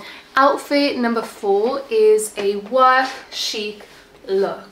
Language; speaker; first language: English; native; English